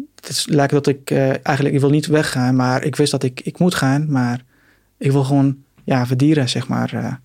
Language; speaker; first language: Dutch; non-native, fluent; Arabic